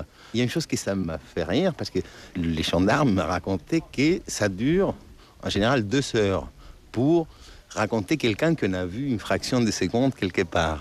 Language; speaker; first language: French; non-native, fluent; Spanish